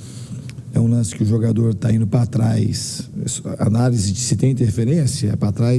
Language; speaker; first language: Portuguese; native; Portuguese